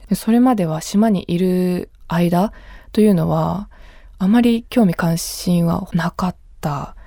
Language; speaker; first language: Japanese; native; Japanese